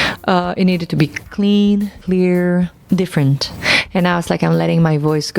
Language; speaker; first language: English; non-native, local second language; French